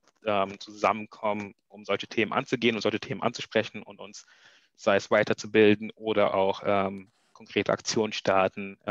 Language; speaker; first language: German; native; German